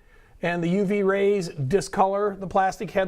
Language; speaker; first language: English; native; English